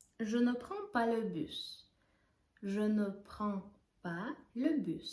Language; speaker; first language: French; non-native, fluent; Ukrainian